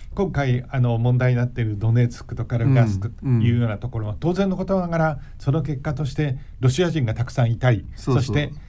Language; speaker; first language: Japanese; native; Japanese